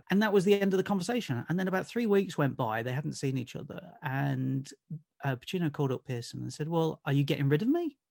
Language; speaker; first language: English; native; English